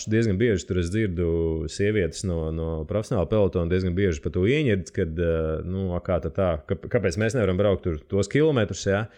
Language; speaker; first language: Latvian; native; Latvian